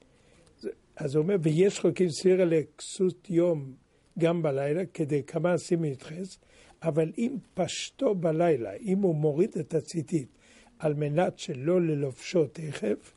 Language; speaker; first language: Hebrew; non-native, fluent; French